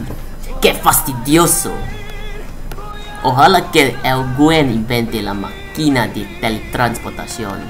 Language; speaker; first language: Spanish; non-native, learner; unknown